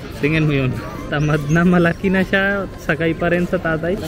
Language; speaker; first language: Filipino; non-native, learner; Hindi